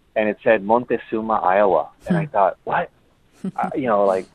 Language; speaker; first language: English; early bilingual, other home language; Spanish